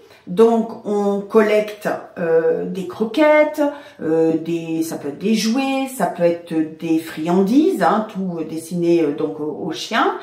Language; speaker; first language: French; native; French